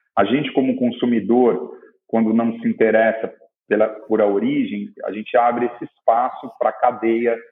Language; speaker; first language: Portuguese; native; Portuguese